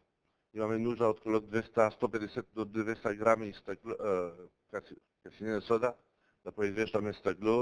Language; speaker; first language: Bulgarian; non-native, learner; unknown